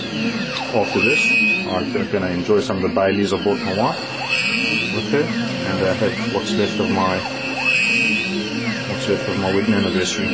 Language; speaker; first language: English; native; English